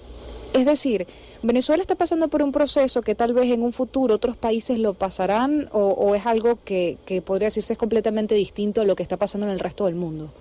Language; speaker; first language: Spanish; native; Spanish